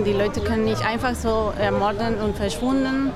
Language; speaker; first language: German; non-native, fluent; Spanish